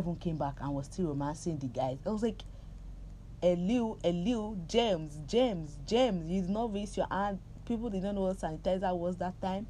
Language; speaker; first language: English; non-native, local second language; Yoruba